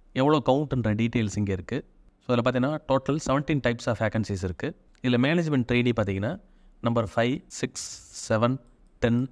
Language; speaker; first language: Tamil; native; Tamil